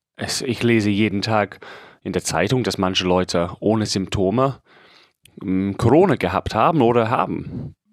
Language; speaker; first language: German; non-native, fluent; English